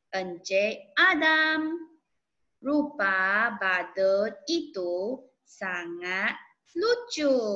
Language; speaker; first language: Malay; non-native, local second language; Chinese